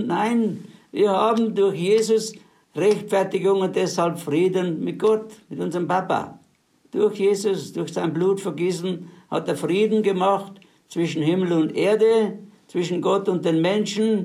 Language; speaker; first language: German; native; German